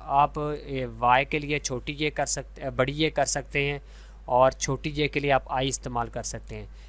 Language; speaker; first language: Urdu; native; Urdu